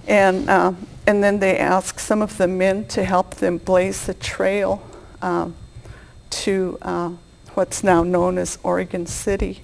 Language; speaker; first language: English; native; English